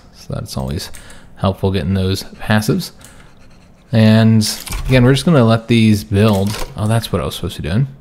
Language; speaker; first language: English; native; English